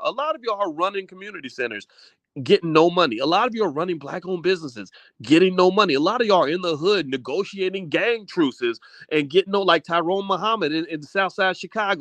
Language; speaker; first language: English; native; English